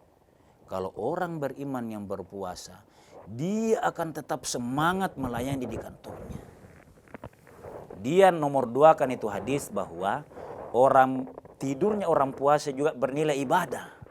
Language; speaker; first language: Indonesian; native; Indonesian